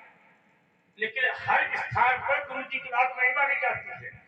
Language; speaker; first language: Hindi; native; Hindi